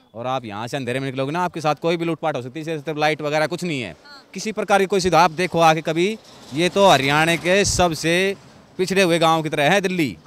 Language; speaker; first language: Hindi; native; Hindi